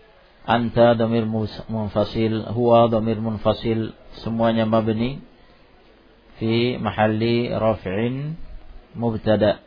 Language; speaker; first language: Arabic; non-native, fluent; Indonesian